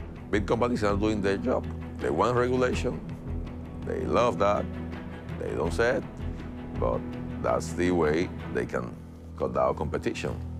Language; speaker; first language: English; non-native, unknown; Spanish